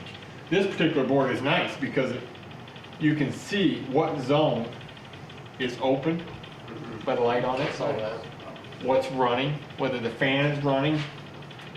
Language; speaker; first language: English; native; English